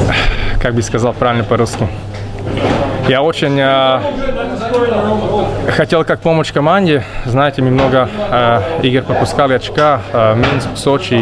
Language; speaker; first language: Russian; non-native, learner; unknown